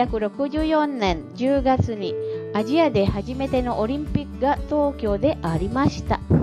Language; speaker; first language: Japanese; non-native, fluent; Indonesian